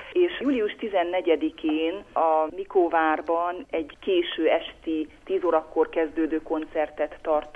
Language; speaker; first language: Hungarian; native; Hungarian